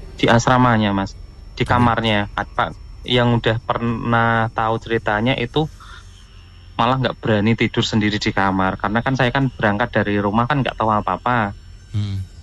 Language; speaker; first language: Indonesian; native; Indonesian